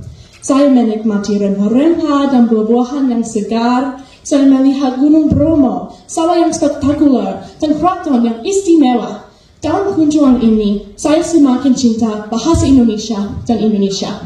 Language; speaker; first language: Indonesian; non-native, fluent; English